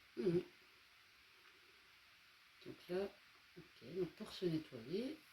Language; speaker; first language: French; native; French